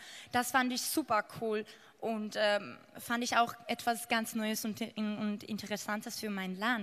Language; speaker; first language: German; non-native, fluent; Georgian